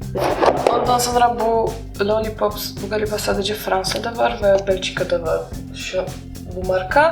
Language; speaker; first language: Turkish; non-native, learner; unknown